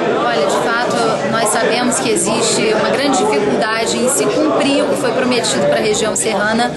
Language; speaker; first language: Portuguese; native; Portuguese